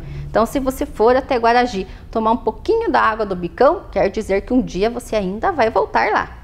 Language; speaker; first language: Portuguese; native; Portuguese